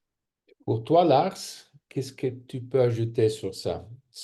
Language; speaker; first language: French; non-native, fluent; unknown